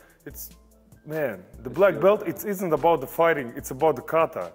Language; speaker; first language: English; non-native, fluent; Lithuanian